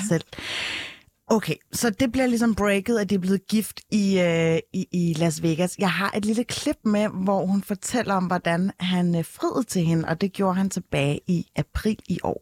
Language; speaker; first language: Danish; early bilingual, other home language; Arabic